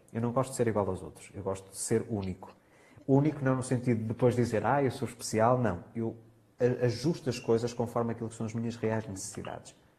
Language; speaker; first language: Portuguese; native; Portuguese